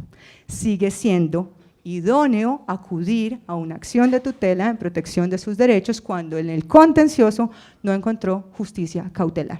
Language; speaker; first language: Spanish; native; Spanish